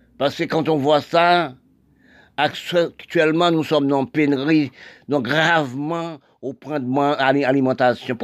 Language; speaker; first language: French; non-native, local second language; Haitian Creole